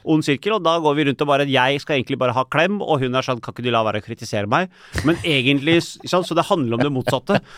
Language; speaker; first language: Norwegian; early bilingual, other home language; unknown